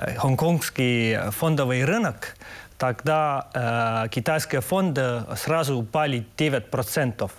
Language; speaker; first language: Russian; non-native, local second language; Estonian